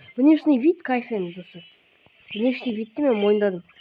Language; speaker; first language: Russian; non-native, local second language; Kazakh